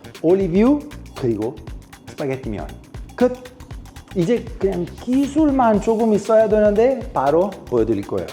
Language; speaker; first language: Korean; non-native, fluent; Italian